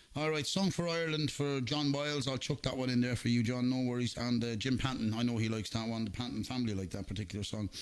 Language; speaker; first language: English; native; English